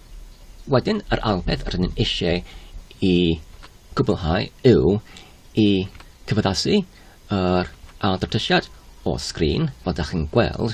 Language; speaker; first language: Welsh; non-native, local second language; English